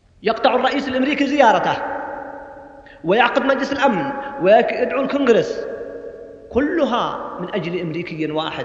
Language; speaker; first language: Arabic; native; Arabic